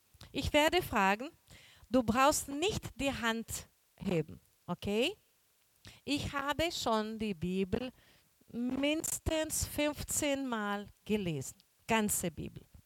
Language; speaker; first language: German; non-native, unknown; Portuguese